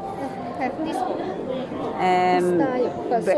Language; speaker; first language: English; non-native, learner; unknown